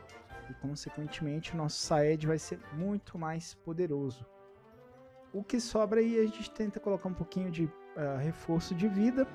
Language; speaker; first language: Portuguese; native; Portuguese